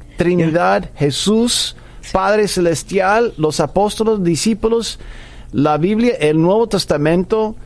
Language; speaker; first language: Spanish; non-native, fluent; English